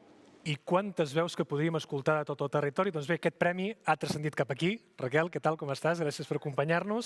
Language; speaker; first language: Catalan; native; Catalan